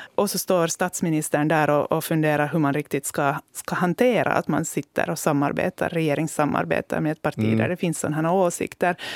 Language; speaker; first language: Swedish; native; Swedish